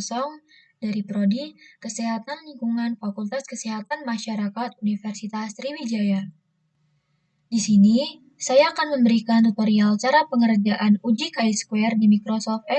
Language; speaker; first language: Indonesian; native; Indonesian